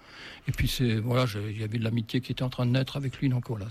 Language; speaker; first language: French; native; French